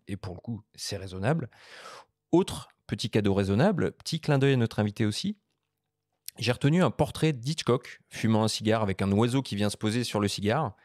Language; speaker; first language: French; native; French